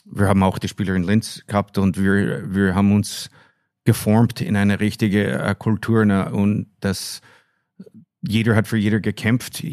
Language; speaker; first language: German; non-native, fluent; English